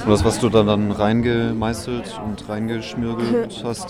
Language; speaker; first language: German; native; German